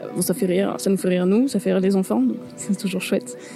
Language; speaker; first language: French; native; French